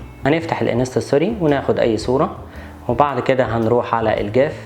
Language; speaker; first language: Arabic; native; Arabic